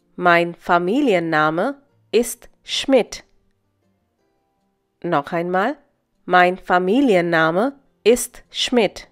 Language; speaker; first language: German; non-native, fluent; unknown